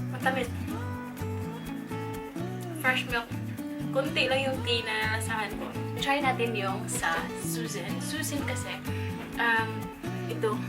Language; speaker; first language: Filipino; non-native, local second language; Cebuano